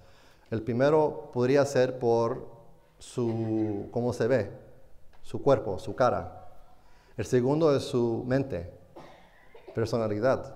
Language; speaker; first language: Spanish; non-native, fluent; English